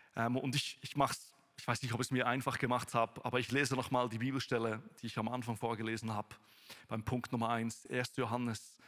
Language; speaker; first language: German; native; German